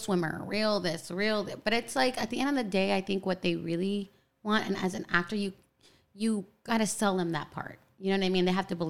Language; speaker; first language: English; native; English